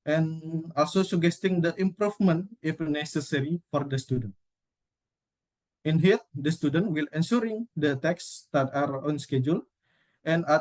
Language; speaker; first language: English; non-native, learner; Indonesian